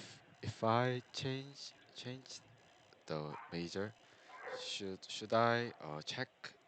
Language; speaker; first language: English; non-native, learner; Korean